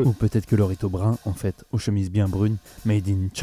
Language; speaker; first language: French; native; French